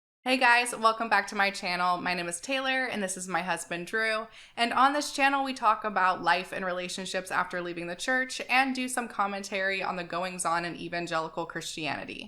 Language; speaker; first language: English; native; English